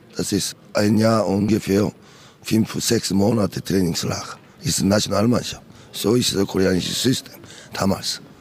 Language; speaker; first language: German; non-native, learner; Korean